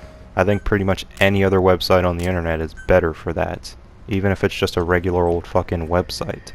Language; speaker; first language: English; native; English